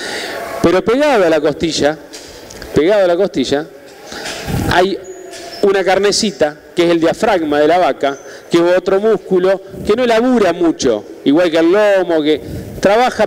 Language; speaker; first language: Spanish; native; Spanish